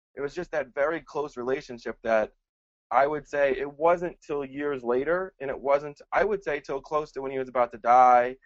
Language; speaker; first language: English; early bilingual, other home language; Spanish